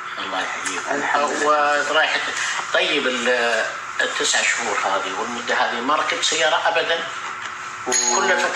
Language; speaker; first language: Arabic; native; Arabic